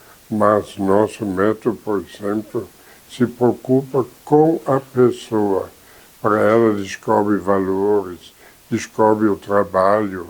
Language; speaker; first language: Portuguese; non-native, fluent; German